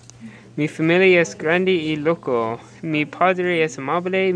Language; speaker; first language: Spanish; non-native, learner; English